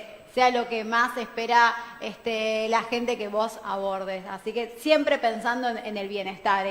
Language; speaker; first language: Spanish; native; Spanish